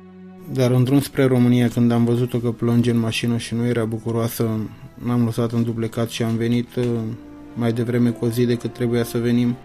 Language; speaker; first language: Romanian; native; Romanian